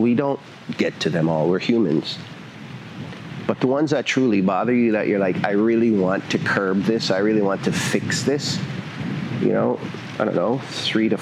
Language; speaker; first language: English; native; English